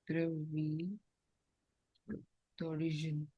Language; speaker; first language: French; non-native, learner; Hindi